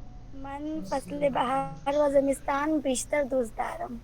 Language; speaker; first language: Persian; non-native, learner; Urdu